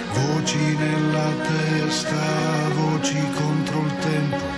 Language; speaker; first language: Italian; native; Italian